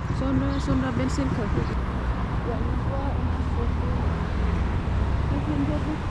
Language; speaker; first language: Turkish; non-native, learner; Lao